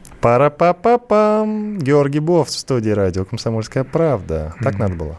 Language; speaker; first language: Russian; native; Russian